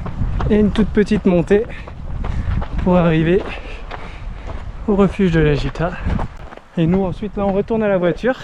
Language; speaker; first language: French; native; French